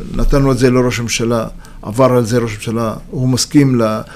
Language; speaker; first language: Hebrew; non-native, local second language; Arabic